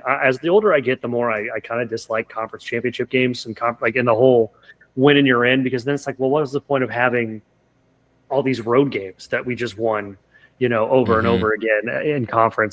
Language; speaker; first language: English; native; English